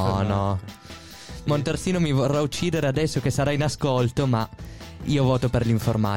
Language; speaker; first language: Italian; native; Italian